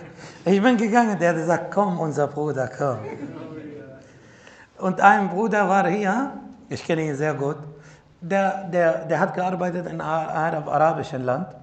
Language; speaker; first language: German; non-native, fluent; Arabic